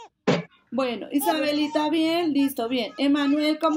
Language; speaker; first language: Spanish; native; Spanish